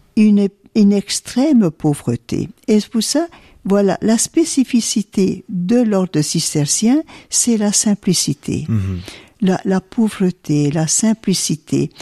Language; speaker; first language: French; early bilingual, other home language; Italian